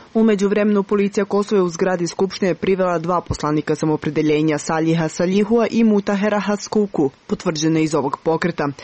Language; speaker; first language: Serbian; non-native, local second language; Albanian